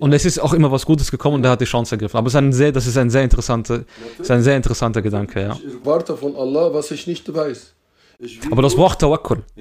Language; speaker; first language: German; early bilingual, other home language; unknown